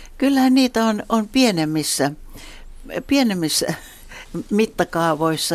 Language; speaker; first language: Finnish; non-native, local second language; Swedish